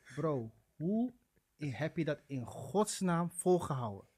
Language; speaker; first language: Dutch; native; Dutch